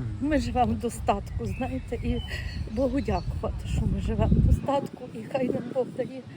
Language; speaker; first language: Ukrainian; native; Ukrainian